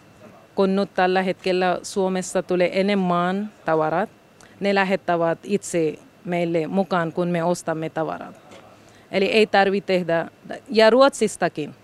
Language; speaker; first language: Finnish; non-native, learner; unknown